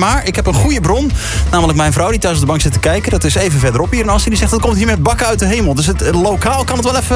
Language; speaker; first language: Dutch; native; Dutch